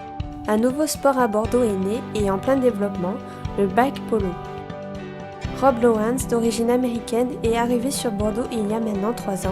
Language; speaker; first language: French; native; French